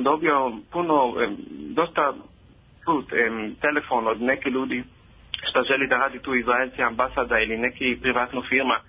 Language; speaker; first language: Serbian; non-native, learner; Hebrew